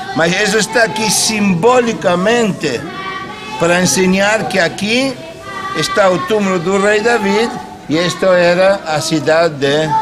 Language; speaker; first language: Portuguese; non-native, fluent; Spanish